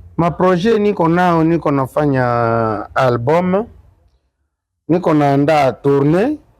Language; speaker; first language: Swahili; non-native, local second language; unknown